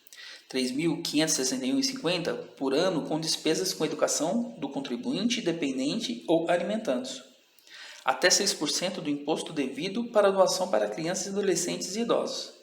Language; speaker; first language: Portuguese; native; Portuguese